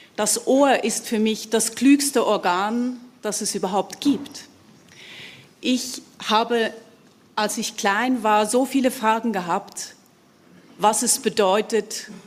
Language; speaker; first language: German; early bilingual, other home language; Hungarian